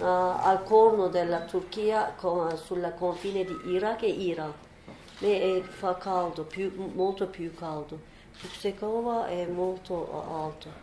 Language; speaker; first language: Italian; non-native, learner; Turkish